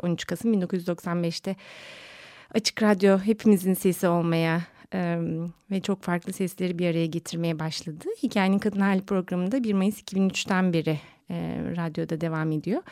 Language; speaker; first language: Turkish; native; Turkish